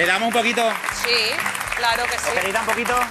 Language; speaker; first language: Spanish; native; Spanish